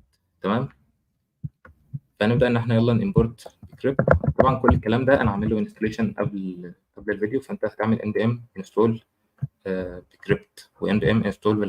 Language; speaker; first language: Arabic; native; Arabic